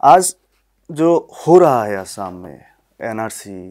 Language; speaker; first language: Hindi; non-native, local second language; Bangla